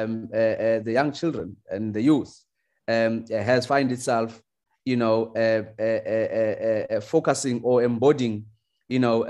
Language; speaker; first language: English; non-native, local second language; Xhosa